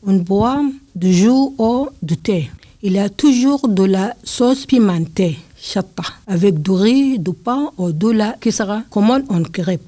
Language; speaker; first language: French; non-native, learner; Arabic